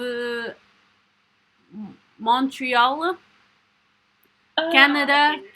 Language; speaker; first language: Russian; non-native, learner; English